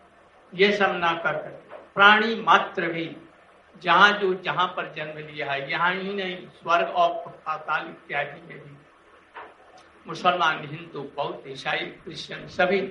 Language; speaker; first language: Hindi; native; Hindi